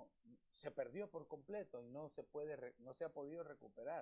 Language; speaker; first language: Spanish; native; Spanish